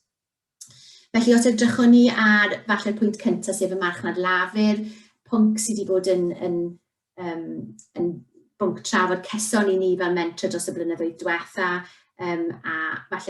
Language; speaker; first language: Welsh; native; Welsh